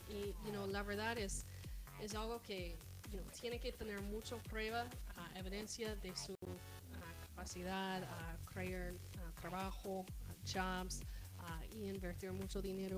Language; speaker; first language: Spanish; non-native, fluent; English